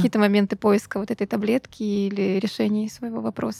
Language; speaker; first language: Russian; native; Russian